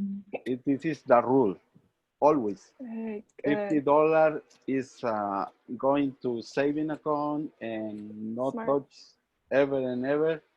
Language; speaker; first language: English; non-native, learner; Spanish